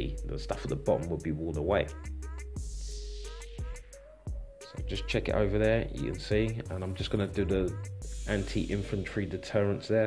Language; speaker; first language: English; native; English